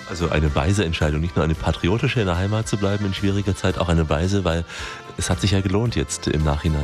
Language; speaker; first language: German; native; German